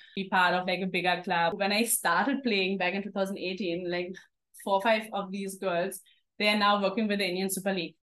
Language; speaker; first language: English; non-native, fluent; German